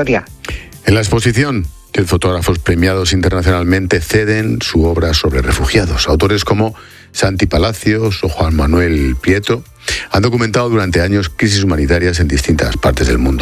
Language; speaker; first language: Spanish; native; Spanish